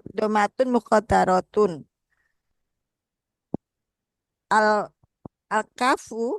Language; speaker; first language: Arabic; non-native, learner; Indonesian